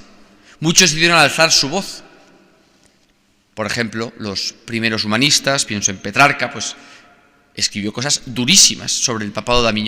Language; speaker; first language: Spanish; native; Spanish